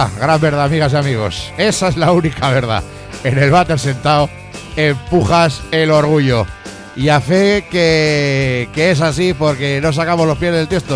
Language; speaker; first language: Spanish; native; Spanish